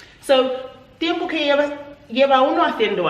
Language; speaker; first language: Spanish; non-native, fluent; English